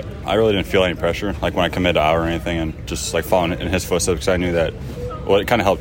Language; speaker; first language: English; native; English